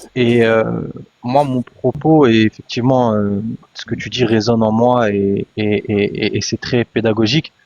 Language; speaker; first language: French; early bilingual, other home language; Arabic